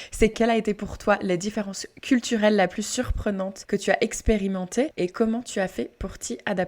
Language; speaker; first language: French; native; French